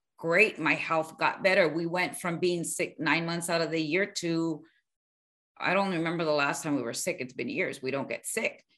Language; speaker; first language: English; early bilingual, other home language; Spanish